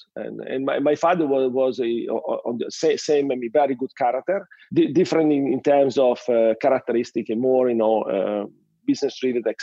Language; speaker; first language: English; non-native, fluent; Italian